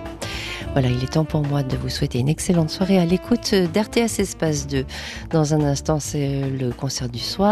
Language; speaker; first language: French; native; French